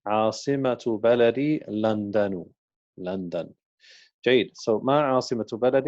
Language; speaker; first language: Arabic; non-native, fluent; English